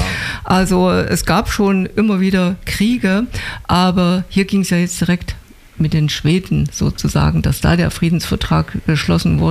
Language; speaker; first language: German; native; German